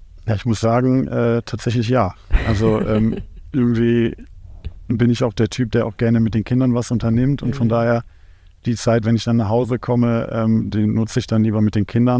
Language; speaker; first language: German; native; German